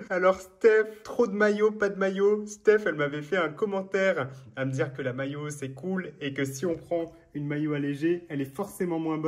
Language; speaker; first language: French; native; French